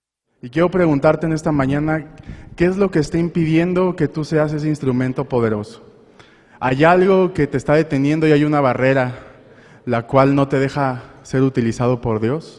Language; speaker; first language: Spanish; native; Spanish